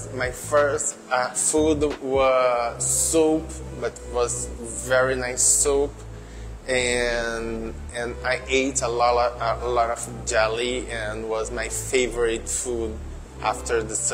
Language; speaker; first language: English; non-native, learner; Portuguese